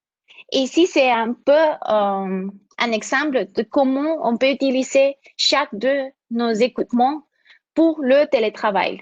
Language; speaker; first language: French; non-native, fluent; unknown